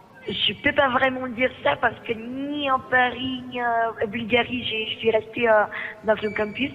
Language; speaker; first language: French; non-native, fluent; Greek